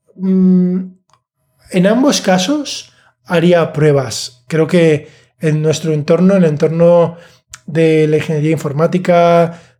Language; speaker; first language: Spanish; native; Spanish